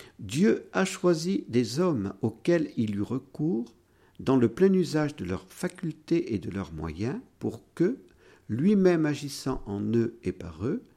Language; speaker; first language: French; native; French